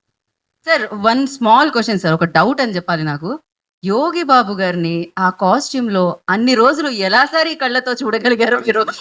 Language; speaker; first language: Telugu; native; Telugu